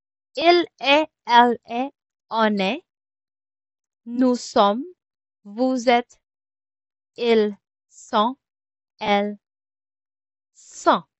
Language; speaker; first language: French; non-native, fluent; Filipino